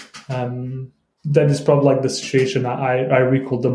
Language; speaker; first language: English; non-native, fluent; Bosnian